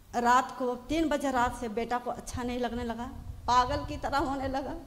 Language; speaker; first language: Hindi; native; Hindi